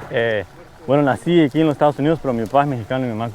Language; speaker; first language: Spanish; early bilingual, heritage; English